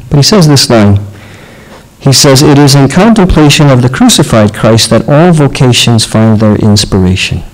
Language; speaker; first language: English; native; English